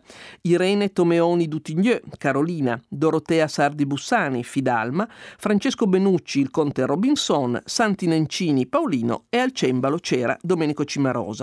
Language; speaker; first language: Italian; native; Italian